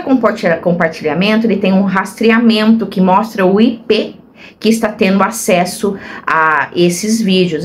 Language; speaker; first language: Portuguese; native; Portuguese